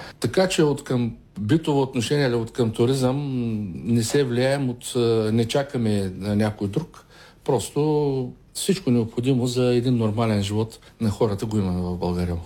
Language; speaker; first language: Bulgarian; native; Bulgarian